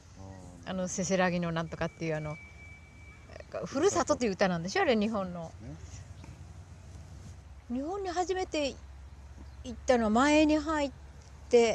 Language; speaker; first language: Japanese; early bilingual, heritage; Japanese